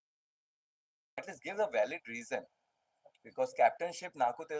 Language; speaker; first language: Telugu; non-native, learner; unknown